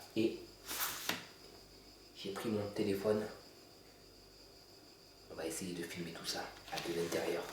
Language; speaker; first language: French; native; French